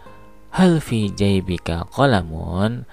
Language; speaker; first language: Arabic; non-native, fluent; Indonesian